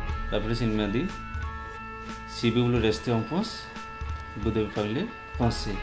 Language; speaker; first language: French; non-native, learner; Bangla